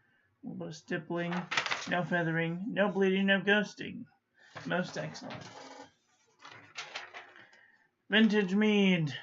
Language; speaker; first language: English; native; English